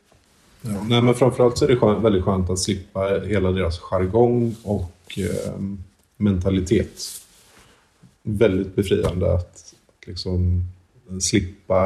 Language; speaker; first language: Swedish; native; Swedish